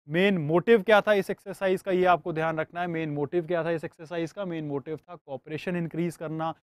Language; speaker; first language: Hindi; native; Hindi